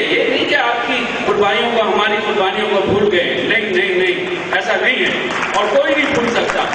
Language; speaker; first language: Urdu; native; Urdu